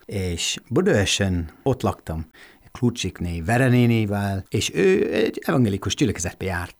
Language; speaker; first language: Hungarian; non-native, fluent; English